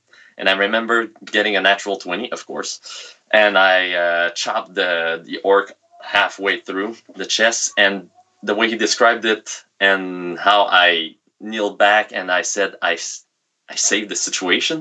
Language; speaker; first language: English; non-native, fluent; French